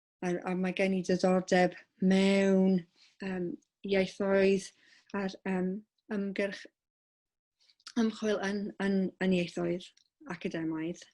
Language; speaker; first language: Welsh; non-native, local second language; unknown